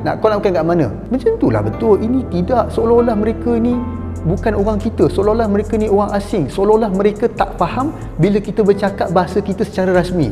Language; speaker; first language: Malay; native; Malay